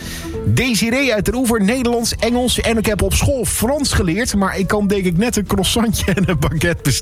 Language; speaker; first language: Dutch; native; Dutch